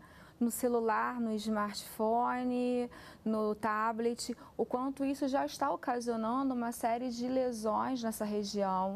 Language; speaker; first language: Portuguese; native; Portuguese